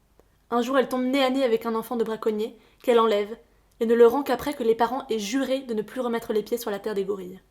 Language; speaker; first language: French; native; French